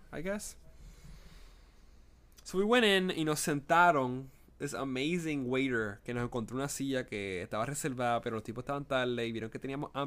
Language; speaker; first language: Spanish; early bilingual, heritage; Spanish